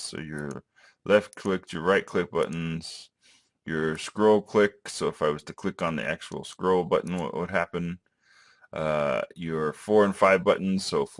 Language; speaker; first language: English; native; English